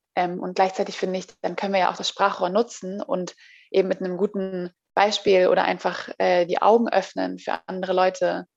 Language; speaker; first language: German; native; German